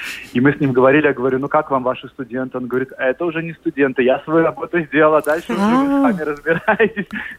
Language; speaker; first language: Russian; native; Russian